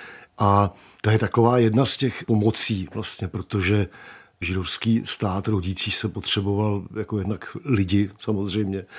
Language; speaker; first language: Czech; native; Czech